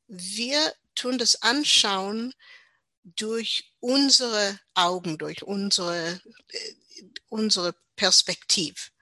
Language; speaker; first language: German; non-native, learner; English